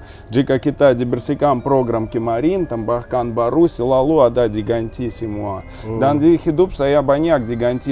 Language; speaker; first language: Indonesian; non-native, learner; Russian